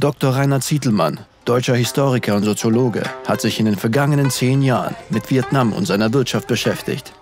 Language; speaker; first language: German; native; German